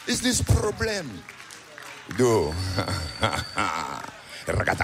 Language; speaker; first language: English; non-native, learner; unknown